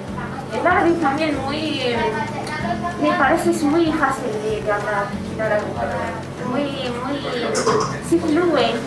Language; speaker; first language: Spanish; non-native, learner; Arabic